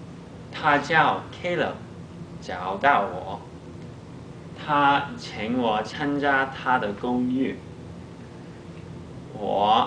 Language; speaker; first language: Chinese; non-native, learner; English